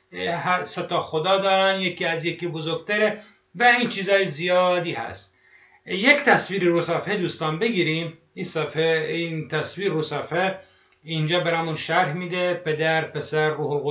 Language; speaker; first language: Persian; non-native, fluent; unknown